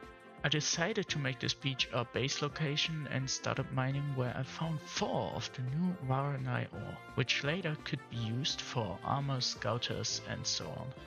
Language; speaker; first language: English; non-native, fluent; German